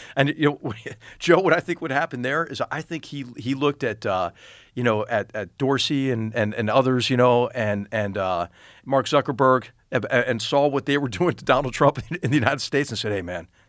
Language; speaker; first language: English; native; English